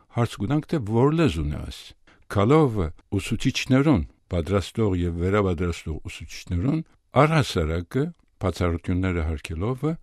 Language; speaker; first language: Armenian; early bilingual, heritage; Armenian